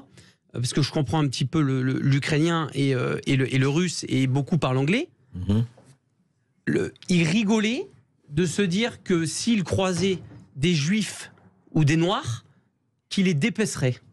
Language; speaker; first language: French; native; French